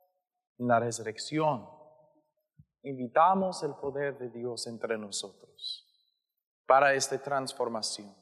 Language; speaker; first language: Spanish; non-native, learner; English